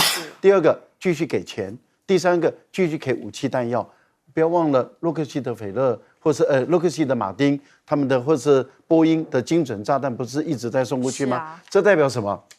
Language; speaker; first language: Chinese; native; Chinese